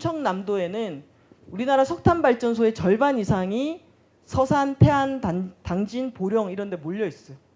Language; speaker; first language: Korean; native; Korean